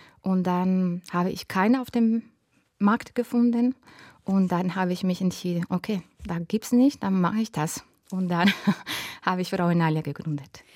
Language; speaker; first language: German; non-native, fluent; Spanish